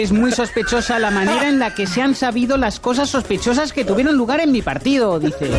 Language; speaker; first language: Spanish; native; Spanish